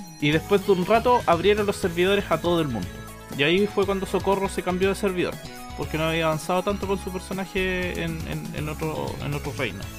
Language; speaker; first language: Spanish; native; Spanish